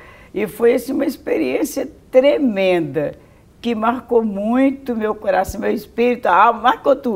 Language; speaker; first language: Portuguese; native; Portuguese